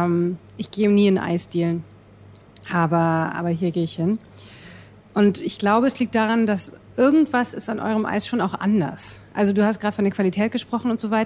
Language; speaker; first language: German; native; German